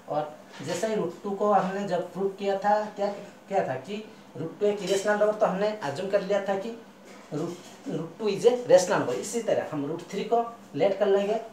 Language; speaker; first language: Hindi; non-native, local second language; Bangla